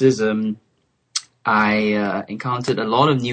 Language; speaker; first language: English; native; English